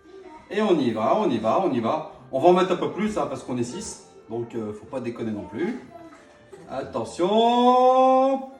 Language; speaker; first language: French; native; French